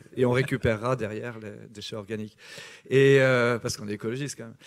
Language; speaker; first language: French; native; French